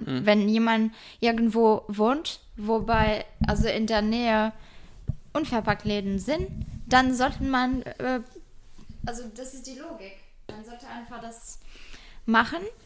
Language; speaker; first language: German; non-native, fluent; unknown